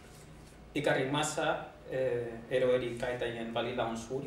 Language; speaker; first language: Finnish; non-native, learner; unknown